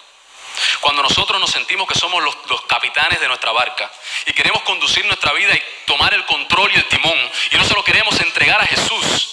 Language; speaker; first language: Spanish; native; Spanish